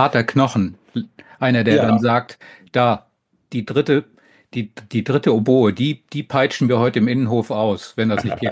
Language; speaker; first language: German; native; German